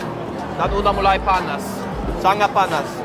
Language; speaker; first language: Indonesian; non-native, fluent; Norwegian